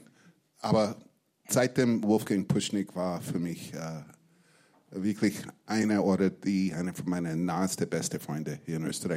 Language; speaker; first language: German; non-native, fluent; English